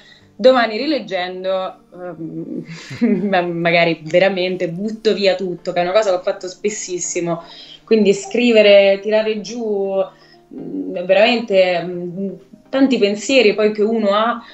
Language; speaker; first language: Italian; native; Italian